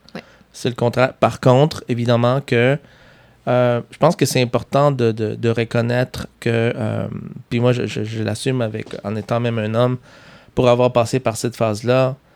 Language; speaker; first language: French; non-native, fluent; Spanish